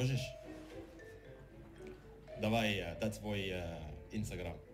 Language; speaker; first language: Russian; non-native, learner; Indonesian